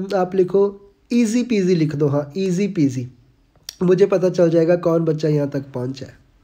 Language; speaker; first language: Hindi; non-native, local second language; Punjabi